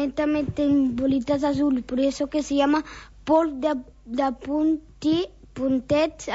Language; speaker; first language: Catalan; non-native, learner; Portuguese